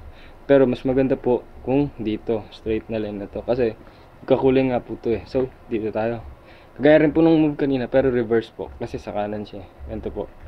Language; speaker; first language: Filipino; native; Filipino